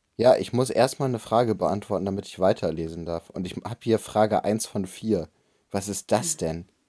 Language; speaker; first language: German; native; German